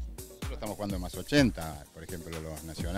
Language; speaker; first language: Spanish; native; Spanish